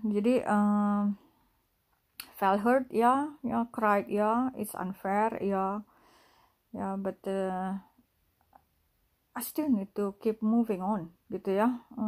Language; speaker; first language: English; non-native, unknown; Indonesian